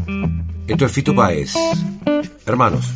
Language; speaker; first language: Spanish; native; Spanish